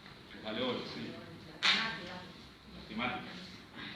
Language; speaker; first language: Spanish; native; Spanish